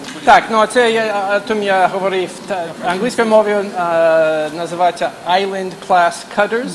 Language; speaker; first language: Ukrainian; non-native, fluent; English